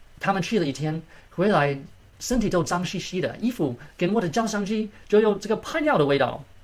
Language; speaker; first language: Chinese; early bilingual, heritage; Chinese